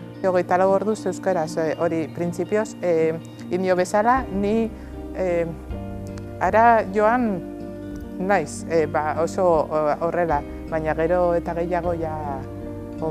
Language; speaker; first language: Basque; non-native, learner; Spanish